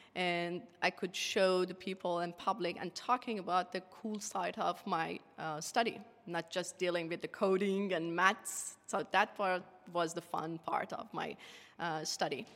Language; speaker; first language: English; non-native, fluent; Persian